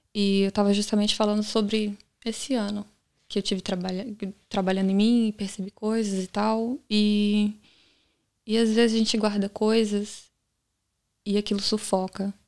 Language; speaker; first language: Portuguese; native; Portuguese